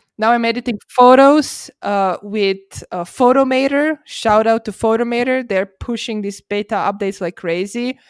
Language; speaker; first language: English; non-native, fluent; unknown